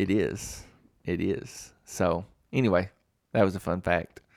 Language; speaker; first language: English; native; English